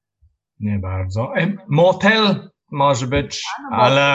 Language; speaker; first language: Polish; non-native, learner; English